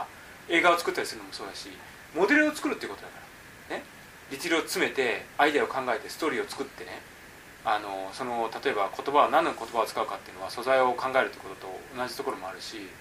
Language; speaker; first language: Japanese; native; Japanese